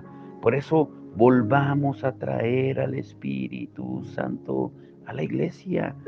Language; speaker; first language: Spanish; native; Spanish